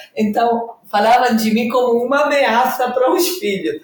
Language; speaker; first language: Portuguese; non-native, fluent; Italian